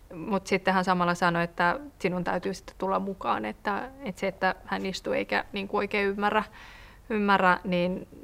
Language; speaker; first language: Finnish; early bilingual, other home language; Persian